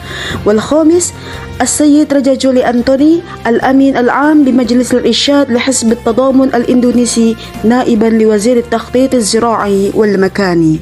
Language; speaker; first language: Arabic; non-native, learner; Indonesian